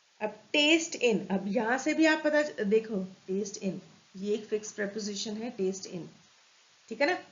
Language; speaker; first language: Hindi; native; Hindi